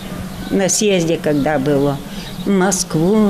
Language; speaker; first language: Russian; non-native, local second language; Albanian